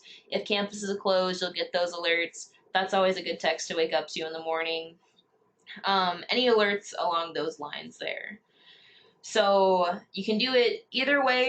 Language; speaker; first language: English; native; English